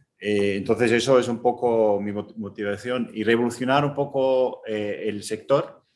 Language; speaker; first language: Spanish; non-native, fluent; German